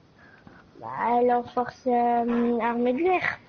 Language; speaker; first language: French; native; French